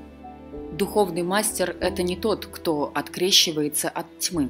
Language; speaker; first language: Russian; native; Russian